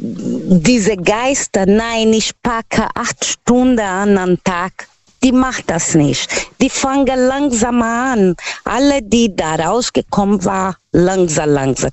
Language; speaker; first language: German; non-native, fluent; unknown